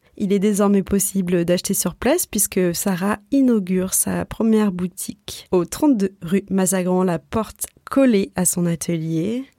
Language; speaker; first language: French; native; French